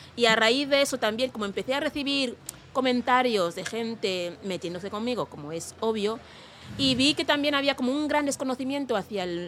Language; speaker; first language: Spanish; non-native, local second language; Fang